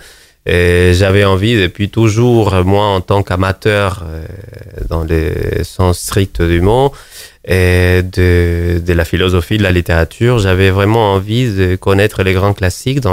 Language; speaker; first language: French; non-native, fluent; Spanish